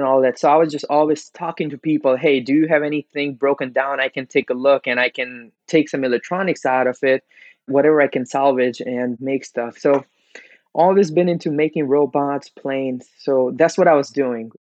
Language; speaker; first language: English; non-native, local second language; Gujarati